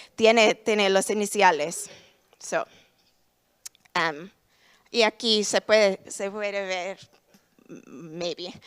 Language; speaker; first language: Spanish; non-native, learner; English